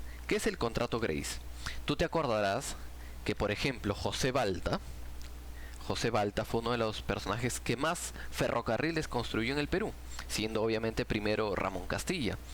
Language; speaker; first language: Spanish; native; Spanish